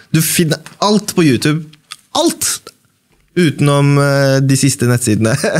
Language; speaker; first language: Norwegian; early bilingual, other home language; Baluchi